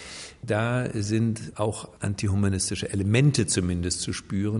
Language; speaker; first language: German; native; German